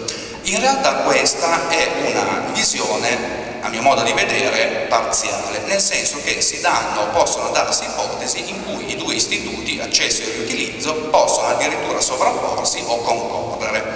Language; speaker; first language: Italian; native; Italian